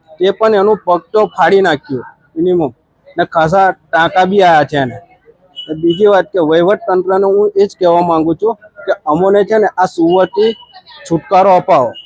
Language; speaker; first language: Gujarati; native; Gujarati